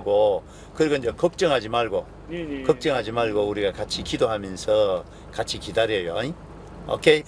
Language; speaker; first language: Korean; native; Korean